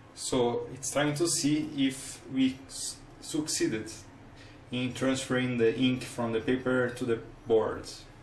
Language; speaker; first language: English; non-native, fluent; Portuguese